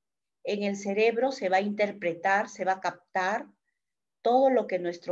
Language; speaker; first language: Spanish; native; Spanish